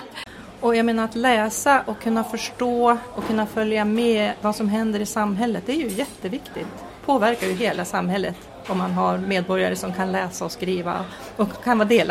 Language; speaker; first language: Swedish; native; Swedish